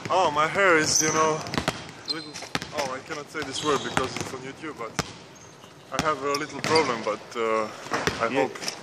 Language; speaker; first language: English; non-native, fluent; Serbian